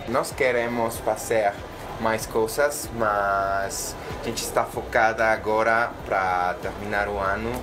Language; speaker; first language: Portuguese; non-native, fluent; Spanish